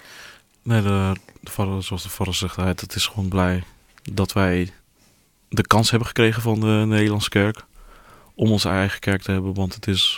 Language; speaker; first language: Dutch; early bilingual, other home language; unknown